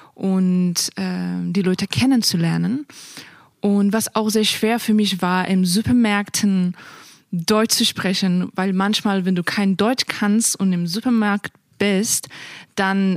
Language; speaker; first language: German; non-native, fluent; Persian